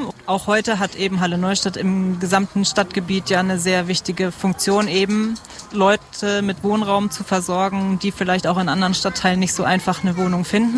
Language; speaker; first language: German; native; German